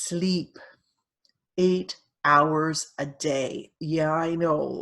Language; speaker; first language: English; native; English